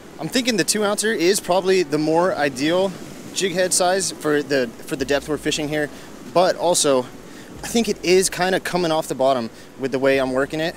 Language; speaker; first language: English; native; English